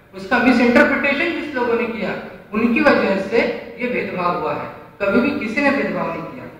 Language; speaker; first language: Hindi; non-native, local second language; Marathi